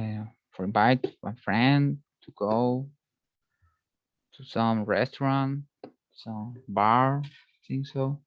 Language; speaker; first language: English; non-native, learner; Spanish